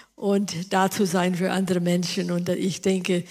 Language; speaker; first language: German; non-native, fluent; English